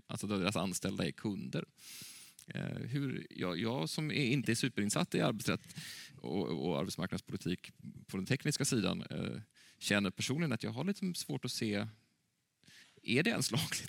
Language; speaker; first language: Swedish; native; Swedish